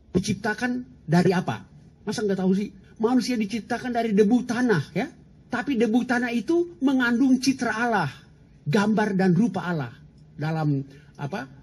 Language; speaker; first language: Indonesian; native; Indonesian